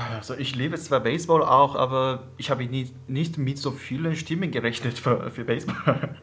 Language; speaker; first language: German; non-native, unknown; Korean